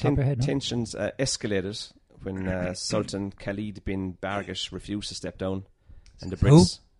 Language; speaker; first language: English; native; English